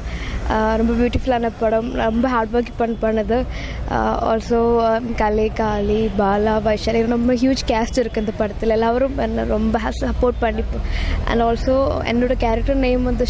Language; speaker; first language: Tamil; non-native, learner; Malayalam